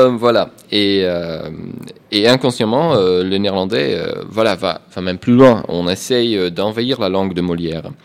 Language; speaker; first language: French; non-native, fluent; Dutch